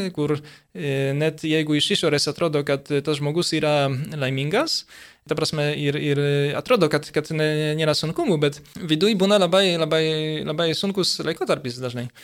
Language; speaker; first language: Lithuanian; early bilingual, heritage; Lithuanian